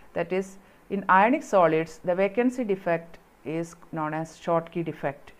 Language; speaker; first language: English; non-native, local second language; Malayalam